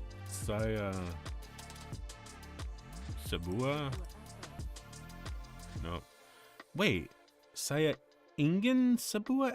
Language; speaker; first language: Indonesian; non-native, learner; English